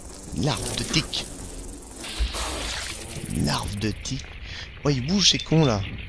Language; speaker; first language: French; native; French